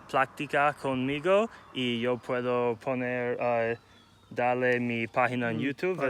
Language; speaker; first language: Spanish; non-native, learner; English